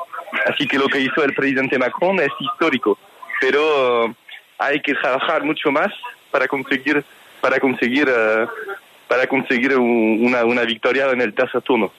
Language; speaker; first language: Spanish; non-native, fluent; French